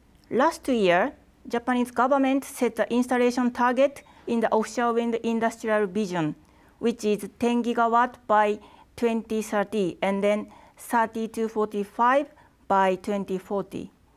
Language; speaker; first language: English; non-native, fluent; Japanese